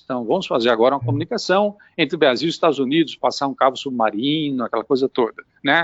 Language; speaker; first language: Portuguese; native; Portuguese